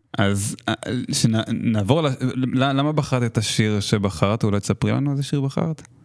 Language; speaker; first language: Hebrew; native; Hebrew